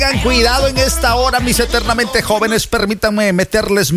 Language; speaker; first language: Spanish; native; Spanish